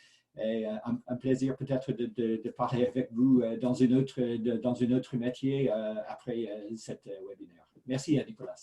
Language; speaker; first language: French; non-native, fluent; English